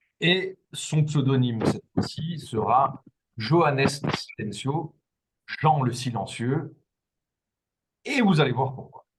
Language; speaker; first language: French; native; French